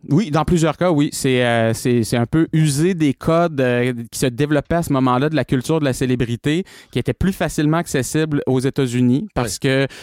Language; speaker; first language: French; native; French